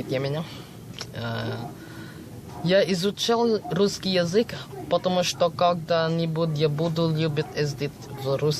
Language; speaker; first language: Russian; non-native, learner; Filipino